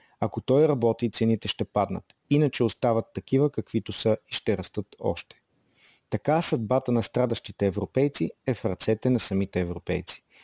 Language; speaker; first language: Bulgarian; native; Bulgarian